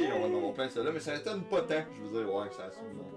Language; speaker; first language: French; native; French